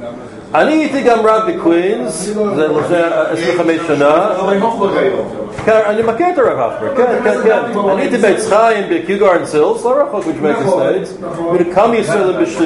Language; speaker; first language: Hebrew; non-native, fluent; English